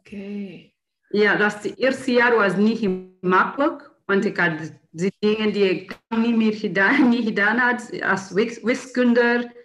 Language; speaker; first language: Dutch; non-native, fluent; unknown